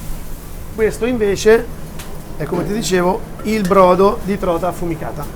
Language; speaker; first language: Italian; native; Italian